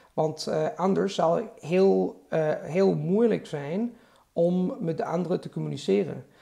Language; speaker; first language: Dutch; non-native, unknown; Italian